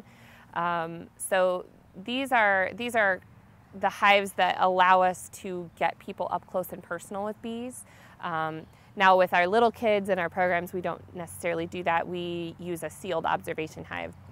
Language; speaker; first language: English; native; English